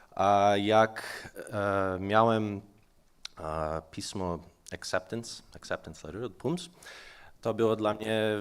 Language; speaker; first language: Polish; non-native, learner; Macedonian